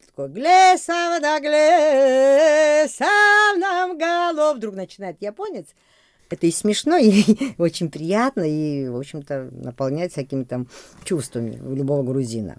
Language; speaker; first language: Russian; non-native, local second language; Georgian